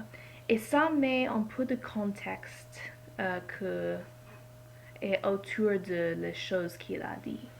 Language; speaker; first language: French; non-native, learner; English